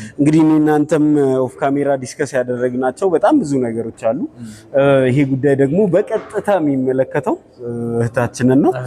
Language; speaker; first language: Amharic; native; Amharic